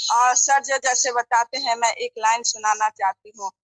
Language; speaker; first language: Hindi; non-native, local second language; Bangla